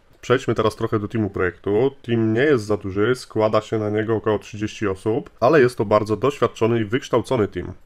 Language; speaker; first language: Polish; native; Polish